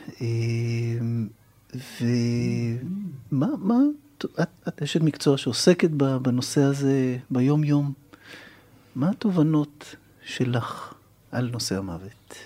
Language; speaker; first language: Hebrew; native; Hebrew